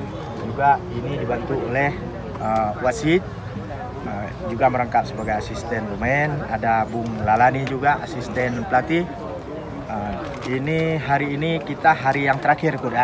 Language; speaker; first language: Indonesian; non-native, local second language; Achinese